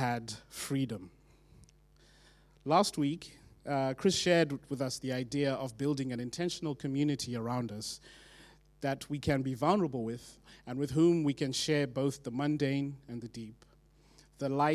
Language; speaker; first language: English; non-native, local second language; Shona